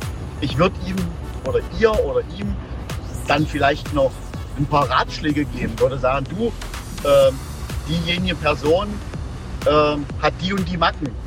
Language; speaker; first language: German; native; German